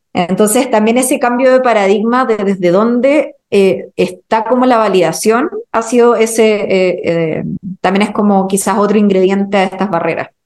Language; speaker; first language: Spanish; native; Spanish